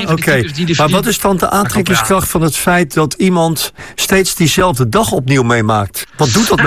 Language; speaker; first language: Dutch; native; Dutch